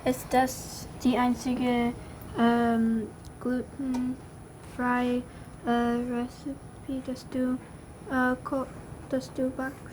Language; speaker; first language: German; non-native, learner; English